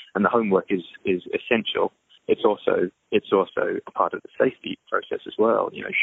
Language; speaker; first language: English; native; English